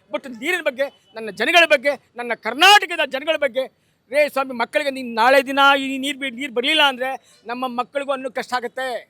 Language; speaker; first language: Kannada; native; Kannada